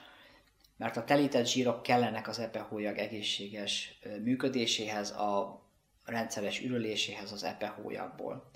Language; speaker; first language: Hungarian; native; Hungarian